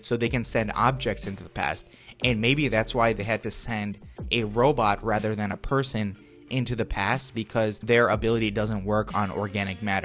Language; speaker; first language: English; native; English